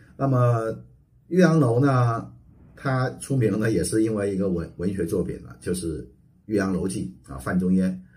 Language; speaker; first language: Chinese; native; Chinese